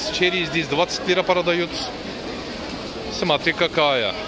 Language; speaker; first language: Russian; non-native, learner; Turkish